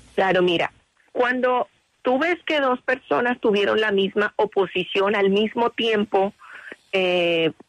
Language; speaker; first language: Spanish; native; Spanish